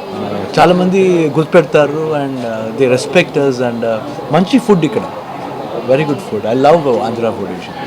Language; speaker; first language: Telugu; non-native, learner; Kannada